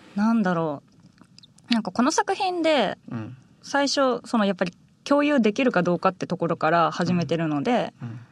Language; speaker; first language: Japanese; native; Japanese